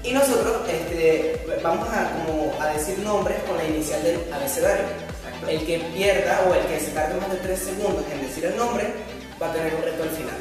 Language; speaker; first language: Spanish; native; Spanish